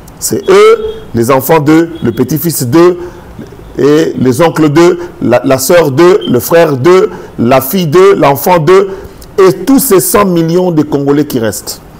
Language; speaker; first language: French; non-native, local second language; Lingala